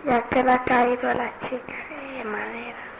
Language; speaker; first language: Spanish; non-native, learner; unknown